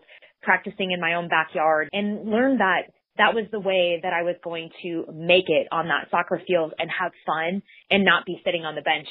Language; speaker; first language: English; native; English